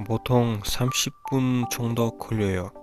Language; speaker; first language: Korean; non-native, fluent; Kyrgyz